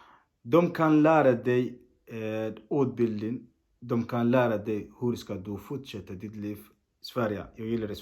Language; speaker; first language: Swedish; non-native, learner; Somali